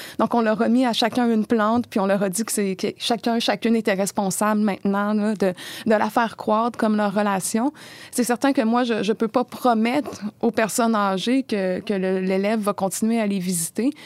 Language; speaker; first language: French; native; French